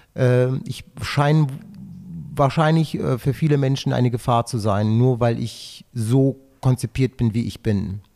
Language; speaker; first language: German; native; German